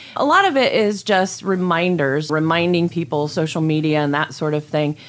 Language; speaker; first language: English; native; English